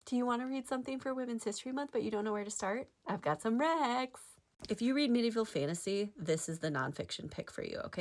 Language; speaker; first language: English; native; English